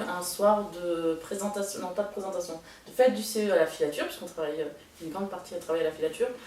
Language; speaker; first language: French; native; French